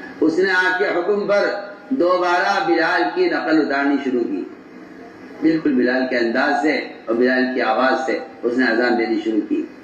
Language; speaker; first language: Urdu; native; Urdu